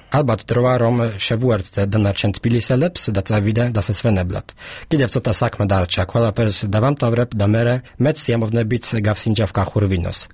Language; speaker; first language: Georgian; non-native, fluent; Polish